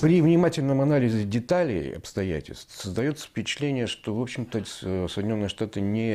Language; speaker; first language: Russian; native; Russian